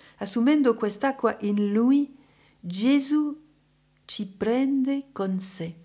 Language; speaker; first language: Italian; non-native, fluent; French